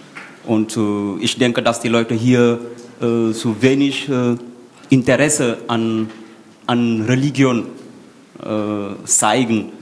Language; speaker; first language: German; non-native, fluent; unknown